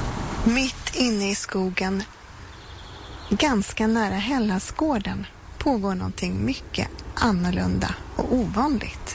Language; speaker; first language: Swedish; native; Swedish